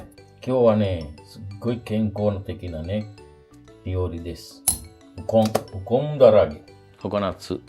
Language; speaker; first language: Japanese; non-native, fluent; Sinhala